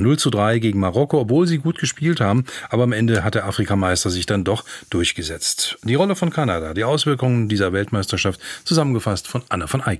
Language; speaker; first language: German; native; German